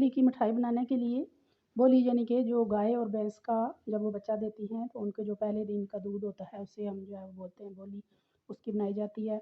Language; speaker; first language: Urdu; non-native, local second language; Pahari-Potwari